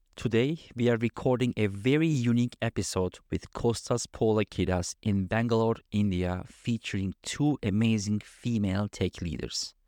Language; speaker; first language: English; non-native, fluent; Turkish